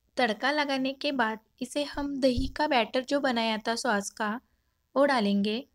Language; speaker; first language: Hindi; non-native, local second language; Marathi